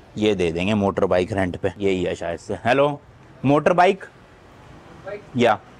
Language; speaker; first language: Hindi; native; Hindi